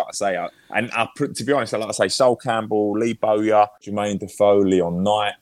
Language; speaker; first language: English; native; English